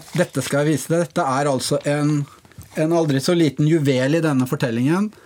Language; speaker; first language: Norwegian; native; Norwegian